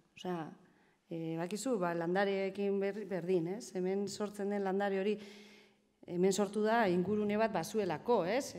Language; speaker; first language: Basque; native; Basque